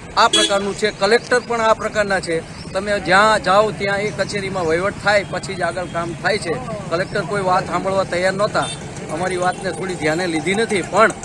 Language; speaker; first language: Gujarati; native; Gujarati